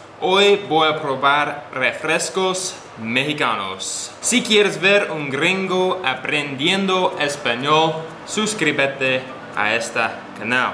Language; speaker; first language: Spanish; non-native, learner; English